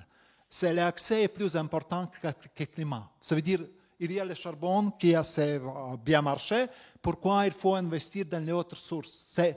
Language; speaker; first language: French; non-native, fluent; Latvian